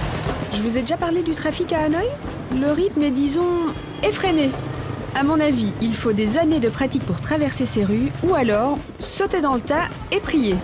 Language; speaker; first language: French; native; French